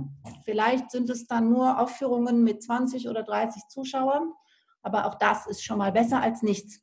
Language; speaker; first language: German; native; German